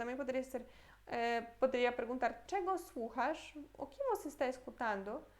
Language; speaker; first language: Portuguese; non-native, fluent; Polish